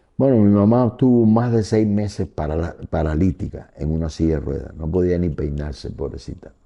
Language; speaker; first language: Spanish; native; Spanish